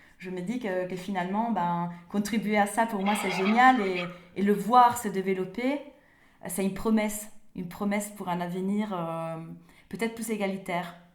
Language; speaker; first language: French; non-native, fluent; Italian